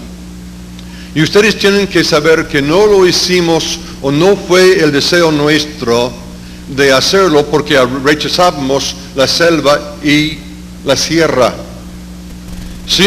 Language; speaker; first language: Spanish; non-native, fluent; English